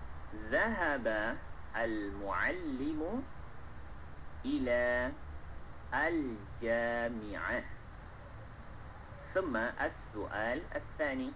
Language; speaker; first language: Arabic; non-native, fluent; Malay